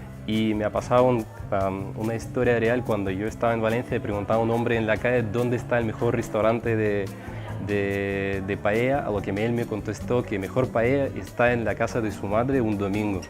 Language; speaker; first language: Spanish; non-native, fluent; Russian